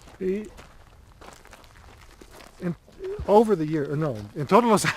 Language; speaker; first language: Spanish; non-native, learner; Italian